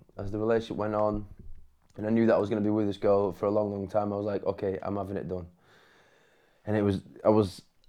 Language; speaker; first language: English; native; English